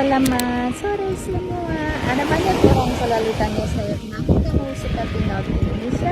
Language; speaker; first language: Indonesian; non-native, learner; English